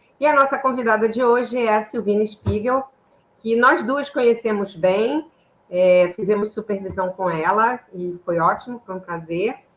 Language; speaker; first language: Portuguese; native; Portuguese